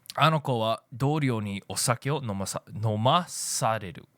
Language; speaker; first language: Japanese; non-native, fluent; English